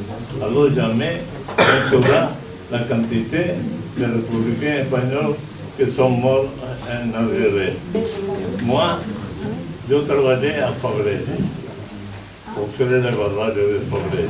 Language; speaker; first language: French; non-native, fluent; Spanish